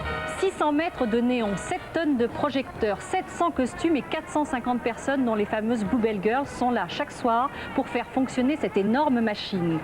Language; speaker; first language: French; native; French